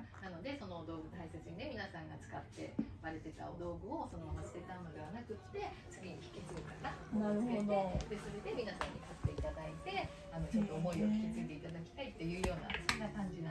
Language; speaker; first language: Japanese; native; Japanese